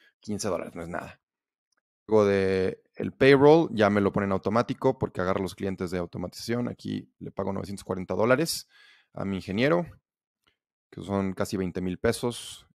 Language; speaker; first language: Spanish; native; Spanish